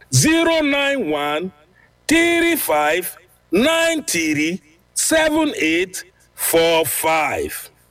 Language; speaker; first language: Nigerian Pidgin; native; Nigerian Pidgin